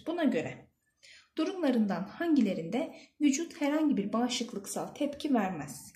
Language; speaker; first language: Turkish; native; Turkish